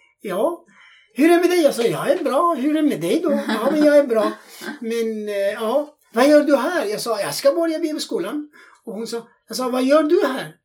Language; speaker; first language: Swedish; non-native, fluent; Persian